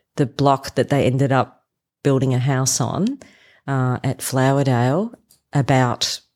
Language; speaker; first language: English; non-native, local second language; German